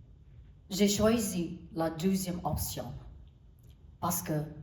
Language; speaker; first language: French; non-native, learner; Burmese